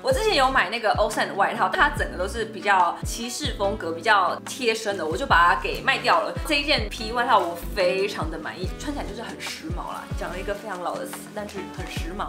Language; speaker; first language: Chinese; native; Chinese